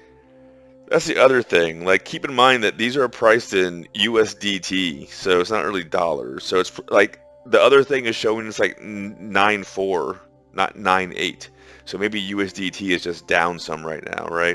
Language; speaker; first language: English; native; English